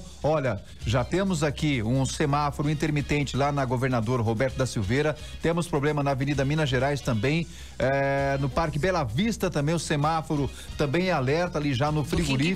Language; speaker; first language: Portuguese; native; Portuguese